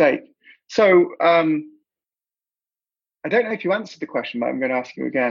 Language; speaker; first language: English; native; English